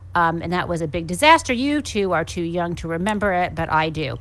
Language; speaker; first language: English; native; English